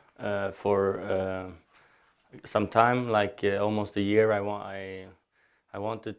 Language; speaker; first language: English; non-native, learner; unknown